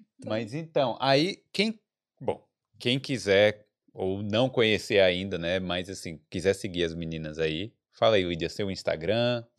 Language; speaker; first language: Portuguese; native; Portuguese